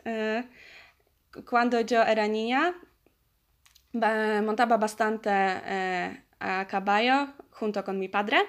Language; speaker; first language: Spanish; non-native, learner; Polish